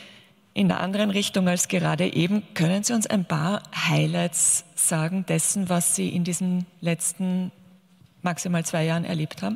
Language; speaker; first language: German; native; German